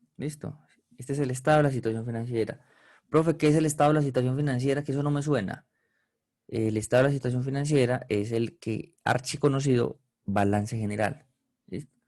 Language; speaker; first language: Spanish; native; Spanish